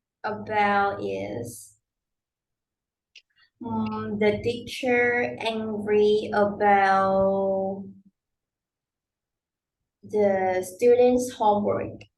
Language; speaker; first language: English; non-native, learner; Vietnamese